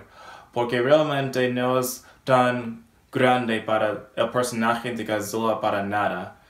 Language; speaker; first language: Spanish; non-native, learner; English